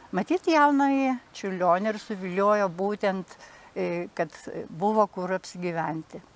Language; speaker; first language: Lithuanian; native; Lithuanian